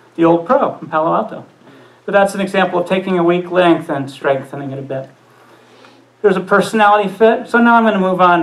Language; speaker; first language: English; native; English